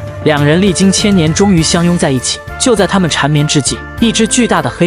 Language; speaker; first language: Chinese; native; Chinese